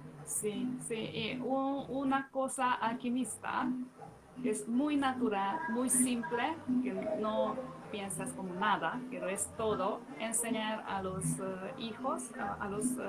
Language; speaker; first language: Spanish; non-native, fluent; Hungarian